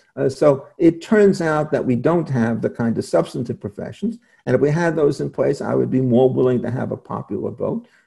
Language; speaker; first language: English; native; English